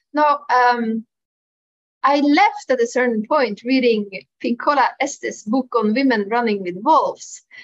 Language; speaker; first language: English; non-native, fluent; Norwegian